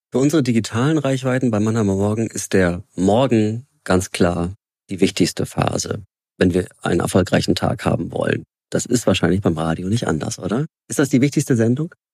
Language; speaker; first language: German; native; German